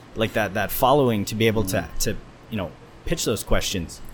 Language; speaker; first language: English; native; English